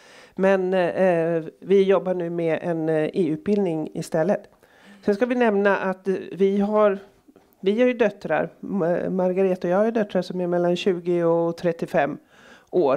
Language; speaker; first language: Swedish; native; Swedish